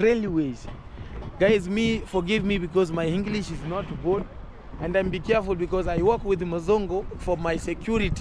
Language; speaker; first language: English; non-native, learner; Swahili